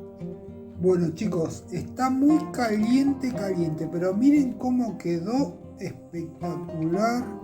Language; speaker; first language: Spanish; native; Spanish